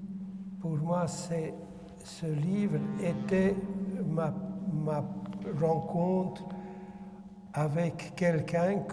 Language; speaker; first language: French; non-native, fluent; Hungarian